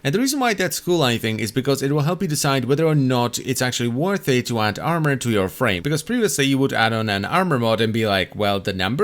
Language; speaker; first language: English; non-native, fluent; Czech